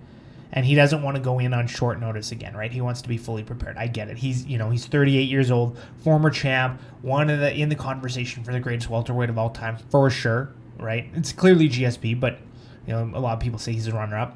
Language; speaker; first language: English; native; English